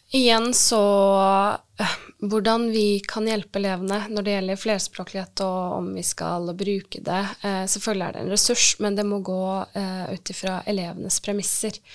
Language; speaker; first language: Norwegian; early bilingual, other home language; Turkish